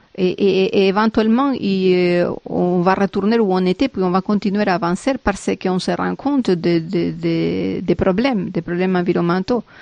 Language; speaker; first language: French; non-native, fluent; Spanish